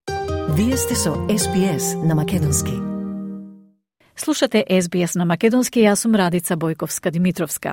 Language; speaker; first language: Macedonian; native; Macedonian